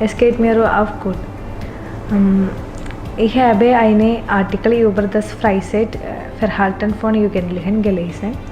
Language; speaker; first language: German; non-native, learner; Malayalam